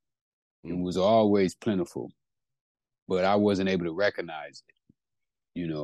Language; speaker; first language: English; native; English